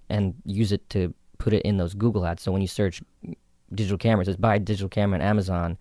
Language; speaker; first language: English; native; English